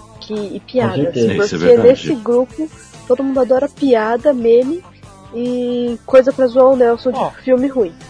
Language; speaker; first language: Portuguese; native; Portuguese